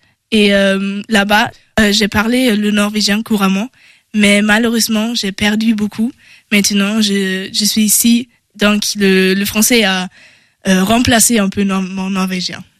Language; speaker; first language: French; non-native, learner; German